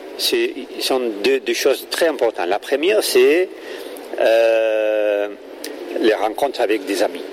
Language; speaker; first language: French; non-native, learner; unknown